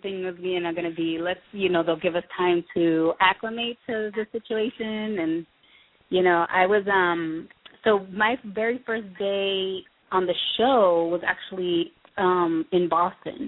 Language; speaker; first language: English; native; English